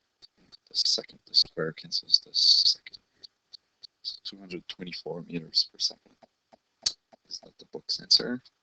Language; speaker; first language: English; native; English